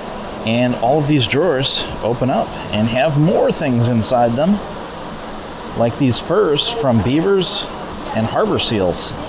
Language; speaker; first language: English; native; English